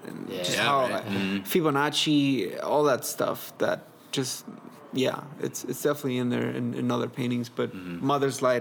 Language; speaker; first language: English; early bilingual, other home language; Spanish